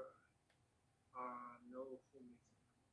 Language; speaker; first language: English; non-native, learner; Korean